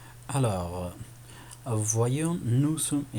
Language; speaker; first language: French; non-native, fluent; Persian